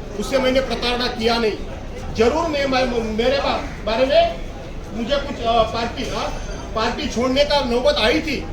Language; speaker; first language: Hindi; non-native, local second language; Marathi